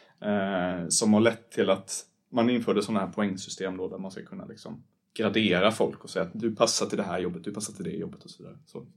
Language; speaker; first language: Swedish; native; Swedish